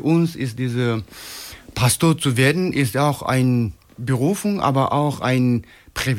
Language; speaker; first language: German; non-native, learner; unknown